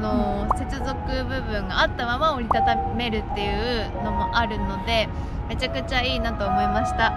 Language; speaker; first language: Japanese; native; Japanese